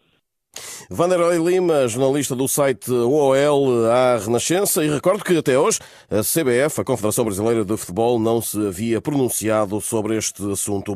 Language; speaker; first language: Portuguese; native; Portuguese